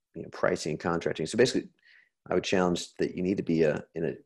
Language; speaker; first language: English; native; English